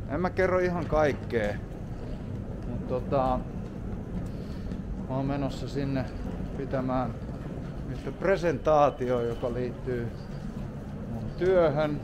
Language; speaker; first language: Finnish; native; Finnish